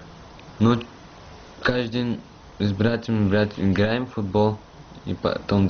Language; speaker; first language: Russian; non-native, learner; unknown